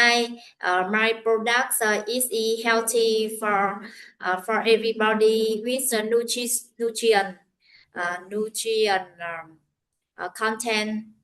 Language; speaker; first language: English; non-native, learner; Vietnamese